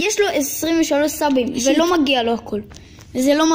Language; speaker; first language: Hebrew; native; Hebrew